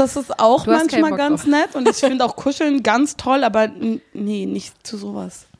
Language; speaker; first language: German; native; German